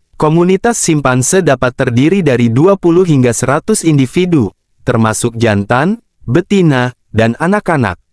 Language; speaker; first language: Indonesian; native; Indonesian